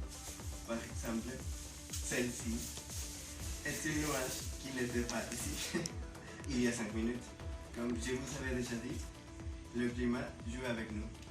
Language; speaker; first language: French; non-native, learner; Spanish